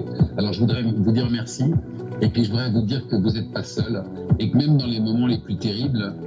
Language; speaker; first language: French; native; French